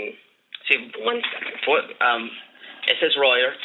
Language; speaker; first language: Spanish; non-native, learner; English